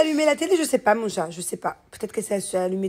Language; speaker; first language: French; native; French